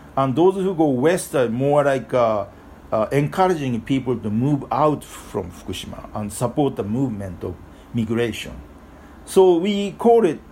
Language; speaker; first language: English; non-native, fluent; Japanese